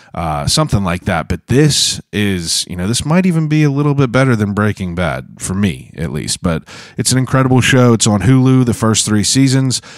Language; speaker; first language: English; native; English